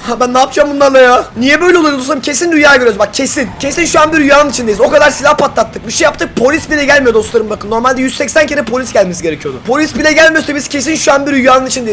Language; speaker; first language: Turkish; native; Turkish